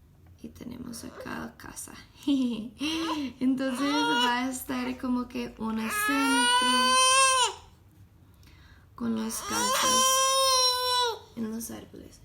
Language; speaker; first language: Spanish; non-native, learner; English